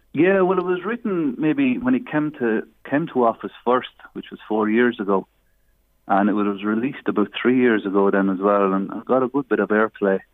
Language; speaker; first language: English; native; English